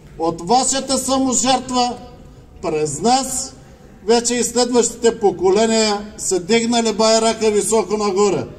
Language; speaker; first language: Bulgarian; non-native, local second language; Turkish